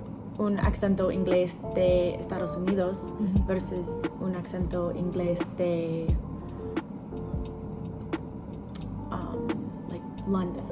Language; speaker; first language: Spanish; non-native, learner; English